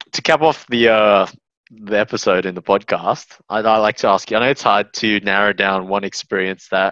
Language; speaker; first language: English; native; English